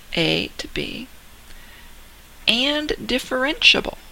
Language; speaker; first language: English; native; English